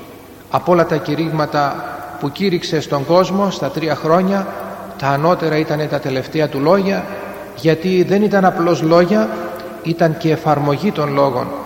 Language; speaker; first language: Greek; native; Greek